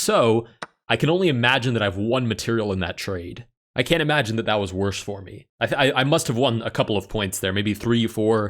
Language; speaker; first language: English; native; English